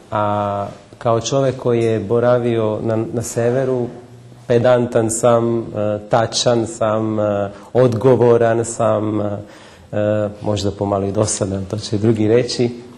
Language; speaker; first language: Croatian; non-native, fluent; Italian